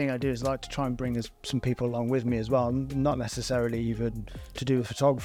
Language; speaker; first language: English; native; English